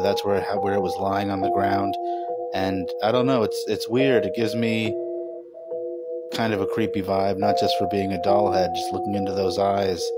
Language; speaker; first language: English; native; English